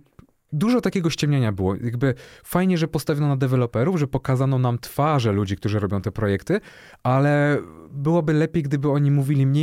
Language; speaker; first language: Polish; native; Polish